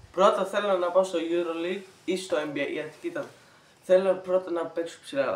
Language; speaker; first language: Greek; early bilingual, heritage; Greek